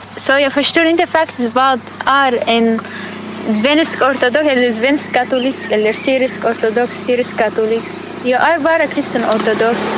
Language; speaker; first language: Swedish; non-native, learner; Arabic